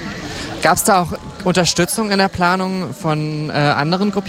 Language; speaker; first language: German; native; German